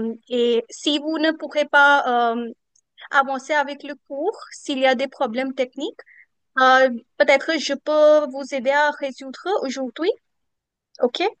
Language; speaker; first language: French; non-native, fluent; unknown